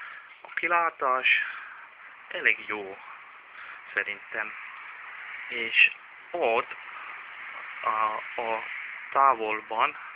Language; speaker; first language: Hungarian; non-native, learner; Czech